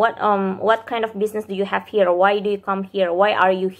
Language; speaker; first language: English; non-native, fluent; Indonesian